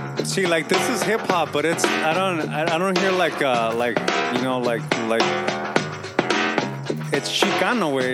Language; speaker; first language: English; early bilingual, other home language; Spanish